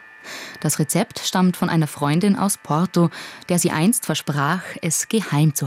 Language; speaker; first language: German; native; German